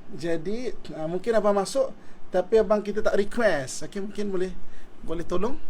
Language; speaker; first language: Malay; native; Malay